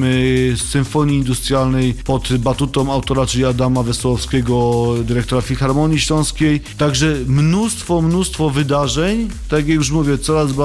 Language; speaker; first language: Polish; native; Polish